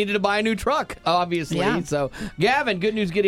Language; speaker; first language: English; native; English